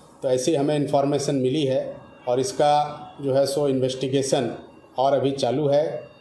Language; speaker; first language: Hindi; non-native, local second language; Marathi